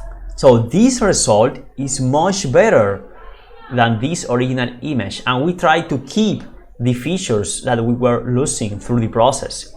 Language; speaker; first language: English; non-native, fluent; Spanish